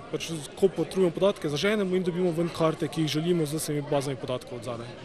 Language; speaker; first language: Slovenian; native; Slovenian